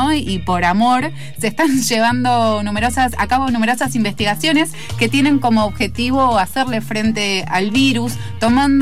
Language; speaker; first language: Spanish; native; Spanish